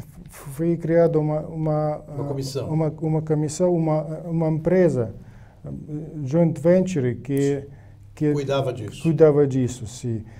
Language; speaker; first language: Portuguese; non-native, learner; Ukrainian